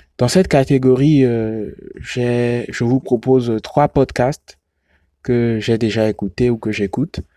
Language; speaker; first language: French; non-native, local second language; Yoruba